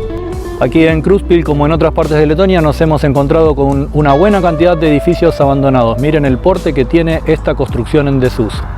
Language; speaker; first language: Spanish; native; Spanish